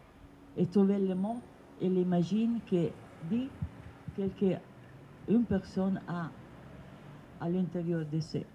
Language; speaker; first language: French; non-native, fluent; Italian